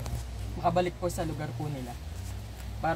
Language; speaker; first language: Filipino; native; Filipino